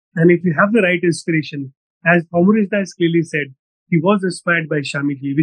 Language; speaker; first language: English; non-native, local second language; Bangla